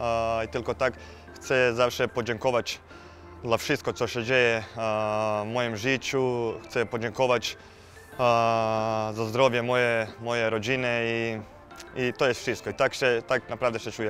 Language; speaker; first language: Polish; non-native, learner; Croatian